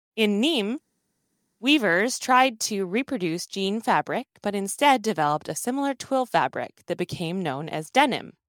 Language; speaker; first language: English; early bilingual, other home language; Hindi